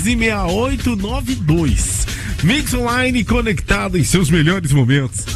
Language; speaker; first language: Portuguese; native; Portuguese